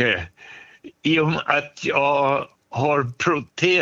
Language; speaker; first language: Swedish; native; Swedish